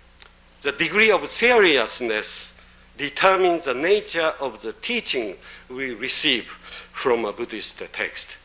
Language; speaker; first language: English; non-native, fluent; Japanese